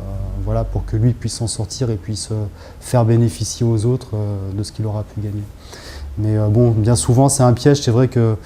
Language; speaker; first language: French; native; French